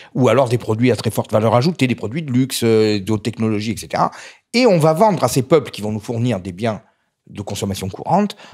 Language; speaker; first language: French; native; French